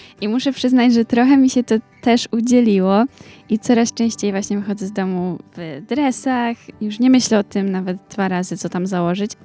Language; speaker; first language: Polish; native; Polish